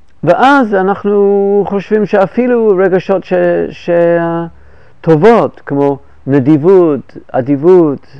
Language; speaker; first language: Hebrew; non-native, fluent; English